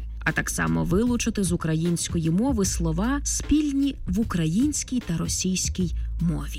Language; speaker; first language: Ukrainian; native; Ukrainian